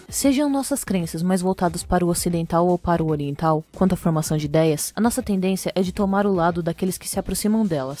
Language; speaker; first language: Portuguese; native; Portuguese